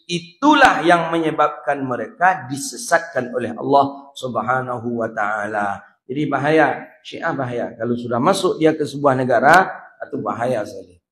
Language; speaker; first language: Malay; native; Malay